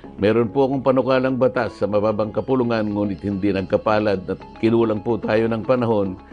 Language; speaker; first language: Filipino; native; Filipino